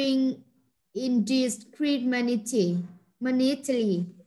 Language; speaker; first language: English; non-native, learner; Vietnamese